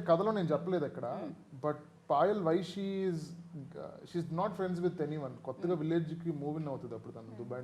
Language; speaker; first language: Telugu; native; Telugu